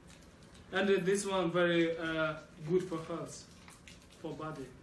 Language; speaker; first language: English; non-native, learner; Kazakh